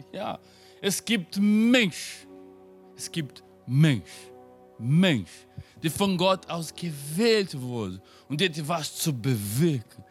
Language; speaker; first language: German; non-native, fluent; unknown